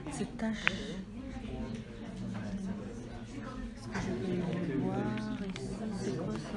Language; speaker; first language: French; non-native, learner; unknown